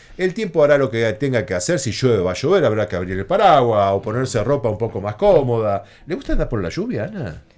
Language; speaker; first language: Spanish; native; Spanish